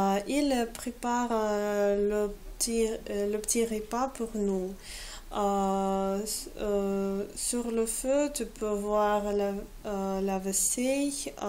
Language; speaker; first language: French; non-native, learner; Russian